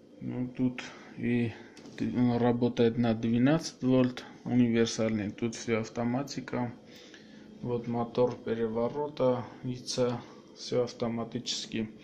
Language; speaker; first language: Russian; non-native, local second language; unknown